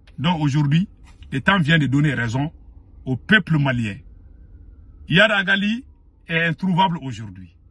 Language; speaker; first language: French; non-native, local second language; Bambara